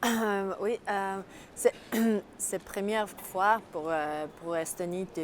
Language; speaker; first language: French; non-native, learner; Estonian